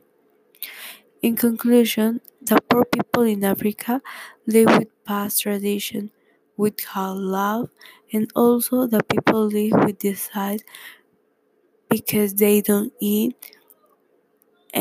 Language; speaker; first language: English; non-native, learner; Spanish